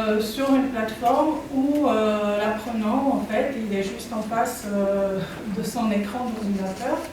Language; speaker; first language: French; non-native, fluent; Slovak